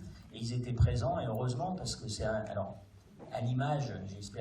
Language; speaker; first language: French; native; French